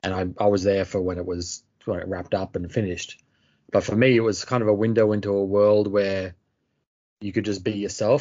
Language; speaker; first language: English; native; English